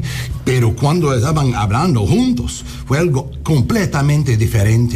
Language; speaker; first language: Spanish; non-native, learner; English